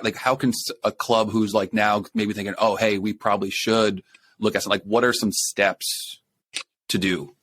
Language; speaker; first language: English; native; English